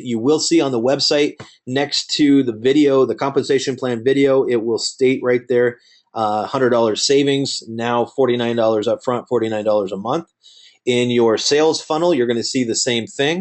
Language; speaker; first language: English; native; English